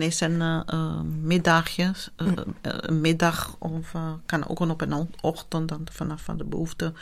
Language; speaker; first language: Dutch; non-native, fluent; Italian